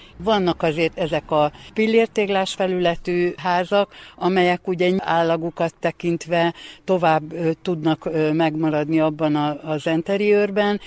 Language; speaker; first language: Hungarian; native; Hungarian